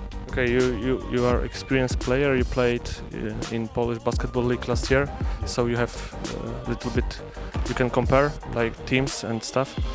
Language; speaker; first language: English; non-native, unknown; Polish